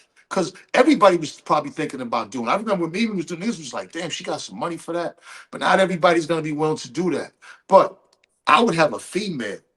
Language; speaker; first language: English; native; English